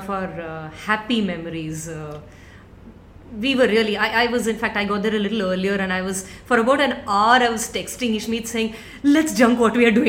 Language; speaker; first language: English; non-native, local second language; Tamil